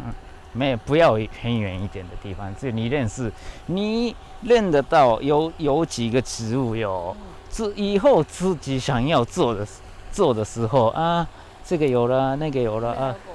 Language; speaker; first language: Chinese; non-native, fluent; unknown